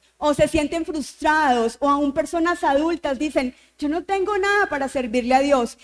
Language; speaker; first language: Spanish; native; Spanish